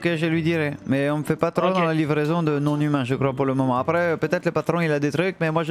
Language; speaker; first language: French; native; French